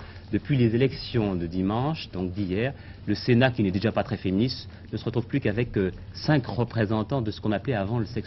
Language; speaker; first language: French; native; French